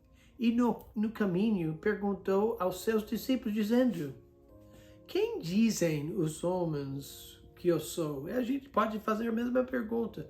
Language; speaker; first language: Portuguese; non-native, fluent; English